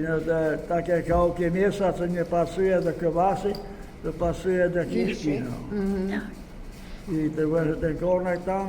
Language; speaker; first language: Polish; early bilingual, heritage; Polish